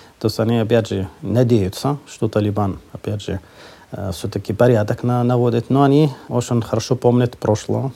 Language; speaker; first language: Russian; non-native, fluent; Persian